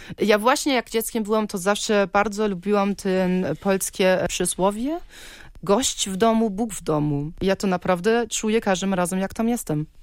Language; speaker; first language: Polish; early bilingual, heritage; German